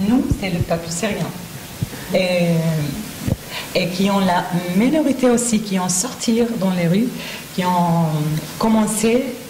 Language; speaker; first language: French; non-native, fluent; Arabic